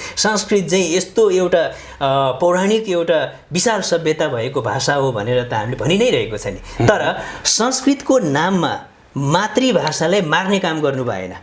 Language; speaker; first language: Nepali; non-native, local second language; Eastern Tamang